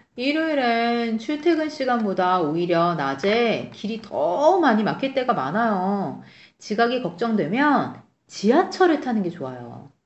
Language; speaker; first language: Korean; native; Korean